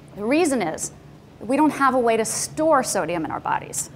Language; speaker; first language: English; native; English